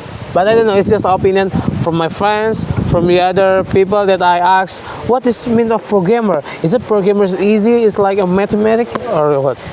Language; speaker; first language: English; non-native, learner; Indonesian